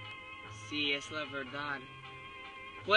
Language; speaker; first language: Spanish; non-native, learner; English